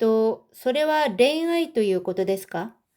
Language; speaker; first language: Japanese; non-native, fluent; Korean